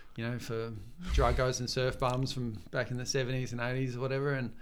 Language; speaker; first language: English; native; English